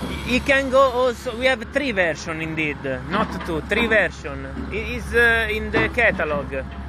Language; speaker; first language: English; non-native, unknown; Italian